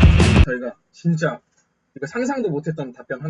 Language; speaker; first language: Korean; native; Korean